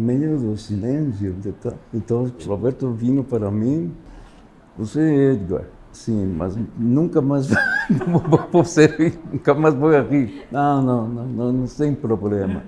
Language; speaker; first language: Portuguese; non-native, learner; Spanish